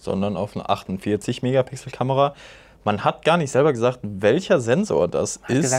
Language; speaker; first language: German; native; German